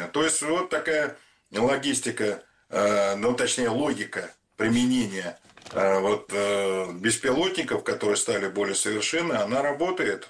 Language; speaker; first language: Russian; native; Russian